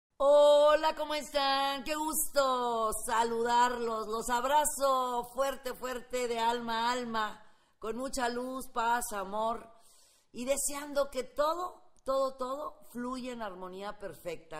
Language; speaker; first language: Spanish; native; Spanish